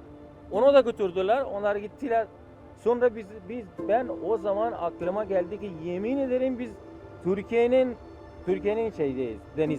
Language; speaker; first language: Turkish; non-native, fluent; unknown